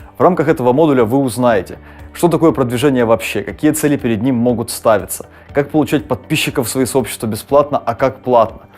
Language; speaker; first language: Russian; native; Russian